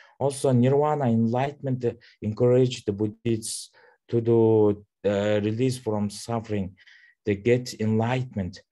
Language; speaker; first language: English; non-native, learner; Mongolian